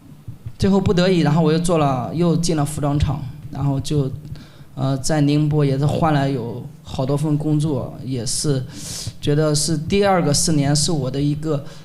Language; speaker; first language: Chinese; native; Chinese